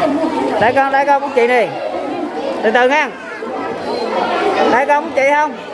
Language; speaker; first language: Vietnamese; native; Vietnamese